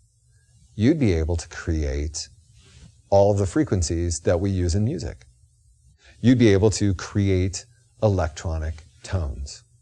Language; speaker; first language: English; native; English